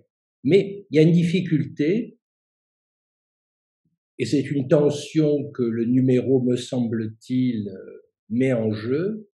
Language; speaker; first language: French; native; French